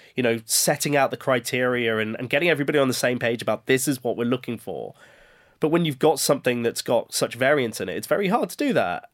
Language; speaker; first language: English; native; English